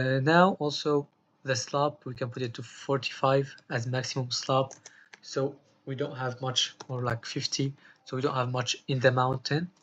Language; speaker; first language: English; non-native, fluent; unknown